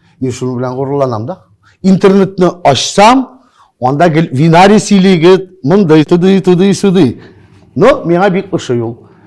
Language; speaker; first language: Tatar; non-native, local second language; Russian